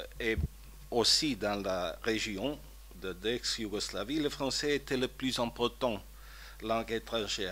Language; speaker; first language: French; non-native, fluent; Croatian